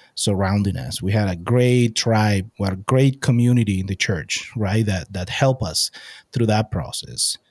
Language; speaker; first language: English; non-native, fluent; Spanish